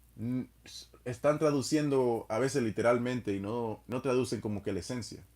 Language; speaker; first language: Spanish; non-native, fluent; English